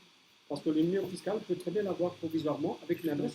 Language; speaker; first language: French; native; French